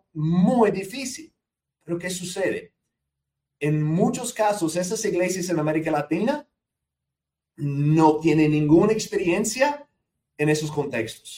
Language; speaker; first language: Spanish; non-native, fluent; English